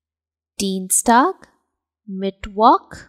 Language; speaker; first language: German; non-native, fluent; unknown